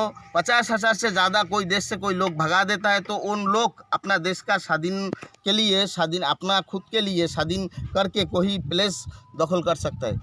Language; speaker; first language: Hindi; non-native, local second language; Bangla